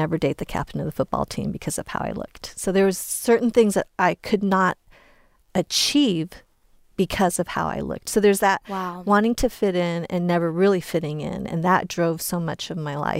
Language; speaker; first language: English; early bilingual, other home language; Chinese